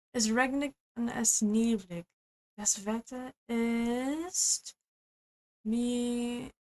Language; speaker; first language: German; non-native, learner; English